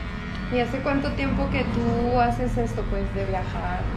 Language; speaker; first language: Spanish; native; Spanish